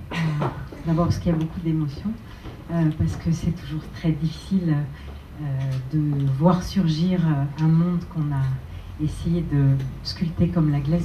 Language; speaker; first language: French; native; French